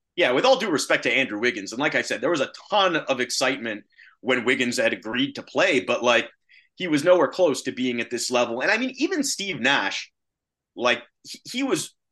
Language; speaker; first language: English; native; English